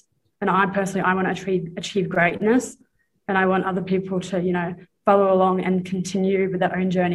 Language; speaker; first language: English; native; English